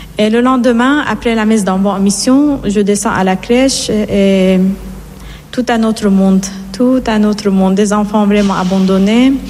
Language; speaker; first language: French; non-native, fluent; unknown